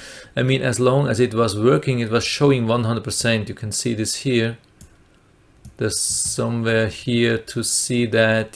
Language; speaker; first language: English; non-native, fluent; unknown